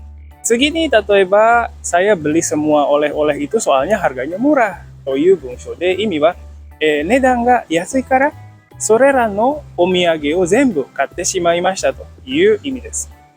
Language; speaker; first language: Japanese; non-native, fluent; Indonesian